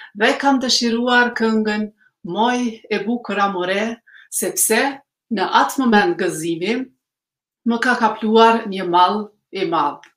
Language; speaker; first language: Albanian; early bilingual, heritage; Albanian